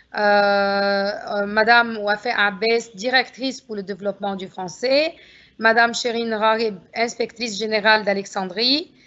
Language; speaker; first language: French; non-native, fluent; Arabic